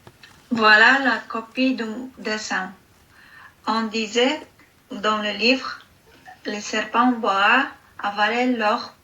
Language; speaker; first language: French; non-native, learner; Filipino